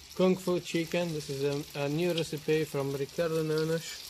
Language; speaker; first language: English; non-native, fluent; Portuguese